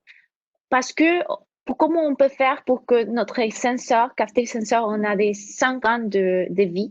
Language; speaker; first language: French; non-native, fluent; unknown